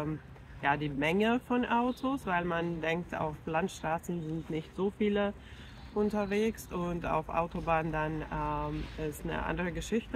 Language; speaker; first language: German; non-native, fluent; Finnish